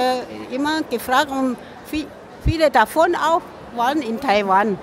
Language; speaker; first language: German; non-native, fluent; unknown